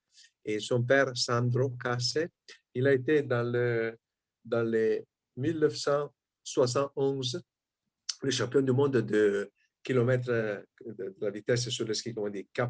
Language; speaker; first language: French; non-native, fluent; Italian